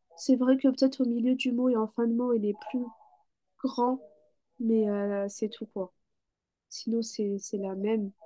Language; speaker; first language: French; native; French